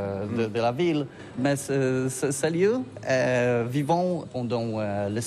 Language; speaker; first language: French; non-native, learner; Polish